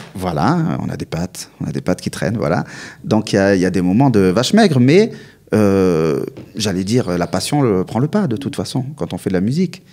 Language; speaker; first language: French; native; French